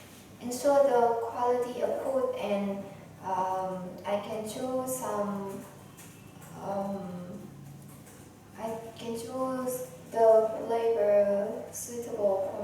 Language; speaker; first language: English; non-native, learner; Vietnamese